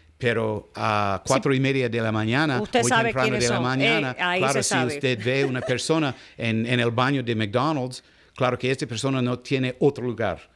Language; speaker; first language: Spanish; non-native, learner; English